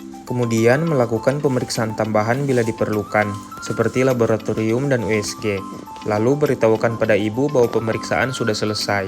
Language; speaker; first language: Indonesian; native; Indonesian